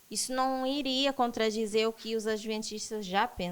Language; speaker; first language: Portuguese; native; Portuguese